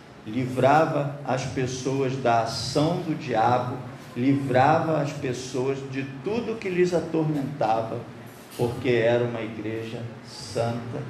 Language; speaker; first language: Portuguese; native; Portuguese